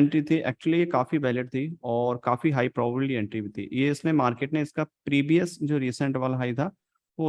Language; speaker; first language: Hindi; native; Hindi